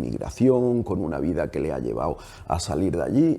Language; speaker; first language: Spanish; native; Spanish